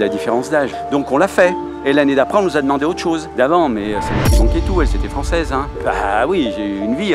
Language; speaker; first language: French; native; French